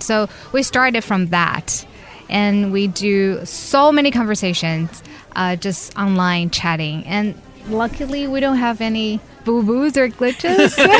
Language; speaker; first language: English; non-native, fluent; Chinese